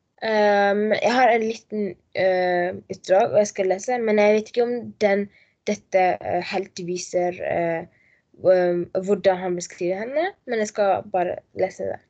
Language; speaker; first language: Norwegian; non-native, learner; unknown